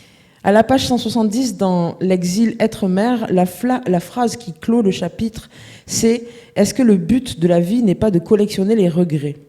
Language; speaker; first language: French; native; French